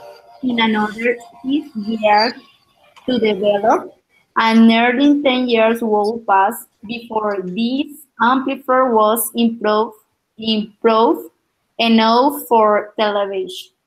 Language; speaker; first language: English; non-native, learner; Spanish